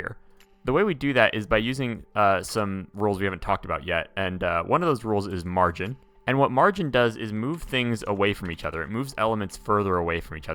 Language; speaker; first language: English; native; English